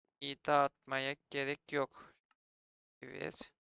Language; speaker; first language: Turkish; native; Turkish